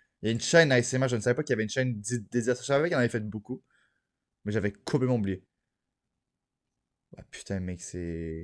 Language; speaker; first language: French; native; French